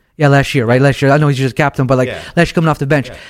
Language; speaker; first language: English; non-native, fluent; Portuguese